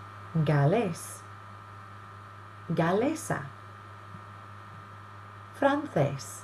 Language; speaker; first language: Spanish; non-native, fluent; English